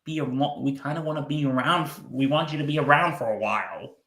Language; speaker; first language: English; native; English